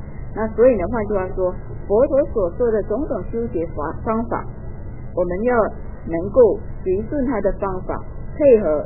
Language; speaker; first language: Chinese; native; Chinese